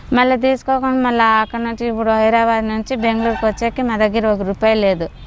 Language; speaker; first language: Telugu; native; Telugu